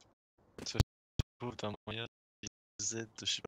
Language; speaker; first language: French; native; French